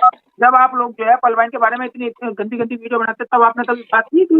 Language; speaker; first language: Hindi; native; Hindi